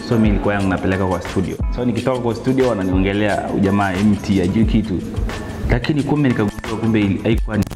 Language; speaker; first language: Swahili; non-native, local second language; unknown